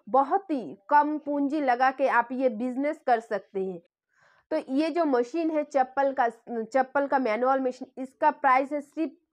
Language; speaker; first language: Hindi; non-native, local second language; Bangla